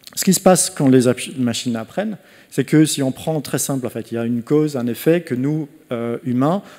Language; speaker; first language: French; non-native, fluent; Danish